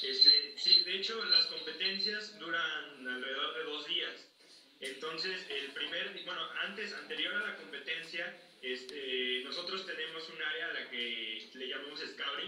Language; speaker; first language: Spanish; native; Spanish